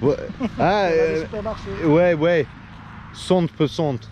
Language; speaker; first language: French; non-native, learner; English